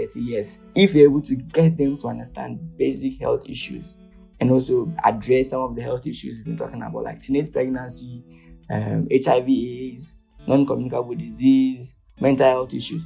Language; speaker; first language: English; non-native, local second language; Akan